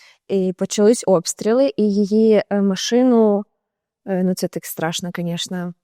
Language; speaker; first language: Ukrainian; native; Ukrainian